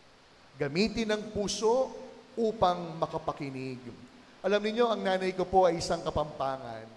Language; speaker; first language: Filipino; native; Filipino